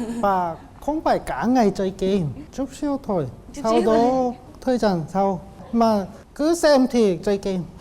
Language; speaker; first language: Vietnamese; non-native, learner; Korean